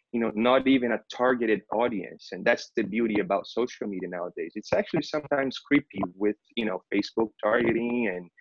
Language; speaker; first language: English; non-native, fluent; Portuguese